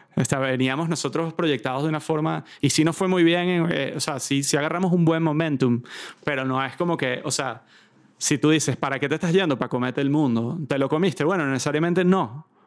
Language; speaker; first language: Spanish; native; Spanish